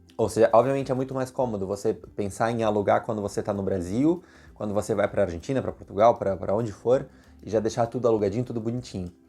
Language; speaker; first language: Portuguese; native; Portuguese